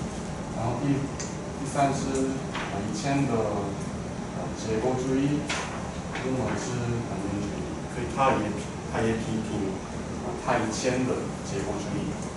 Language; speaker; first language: Chinese; non-native, fluent; Korean